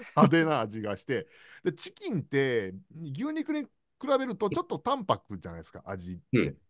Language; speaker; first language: Japanese; native; Japanese